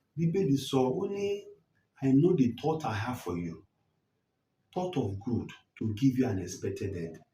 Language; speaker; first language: English; non-native, local second language; Yoruba